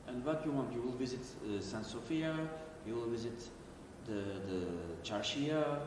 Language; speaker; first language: English; non-native, learner; Turkish